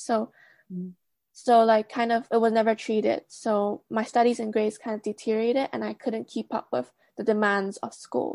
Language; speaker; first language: English; non-native, local second language; Cantonese